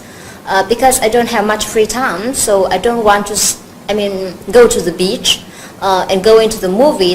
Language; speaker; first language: English; non-native, learner; Vietnamese